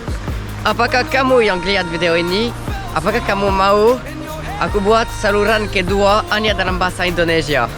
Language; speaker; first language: Indonesian; non-native, learner; French